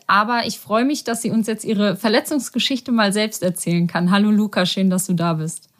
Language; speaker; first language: German; native; German